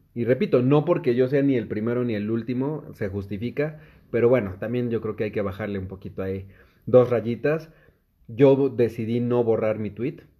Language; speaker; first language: Spanish; native; Spanish